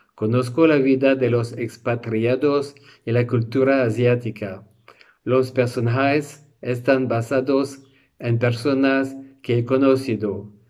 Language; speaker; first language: Spanish; non-native, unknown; English